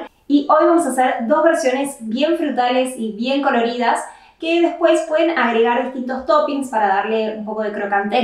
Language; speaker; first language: Spanish; native; Spanish